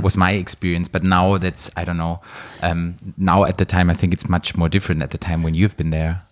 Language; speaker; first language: English; non-native, fluent; German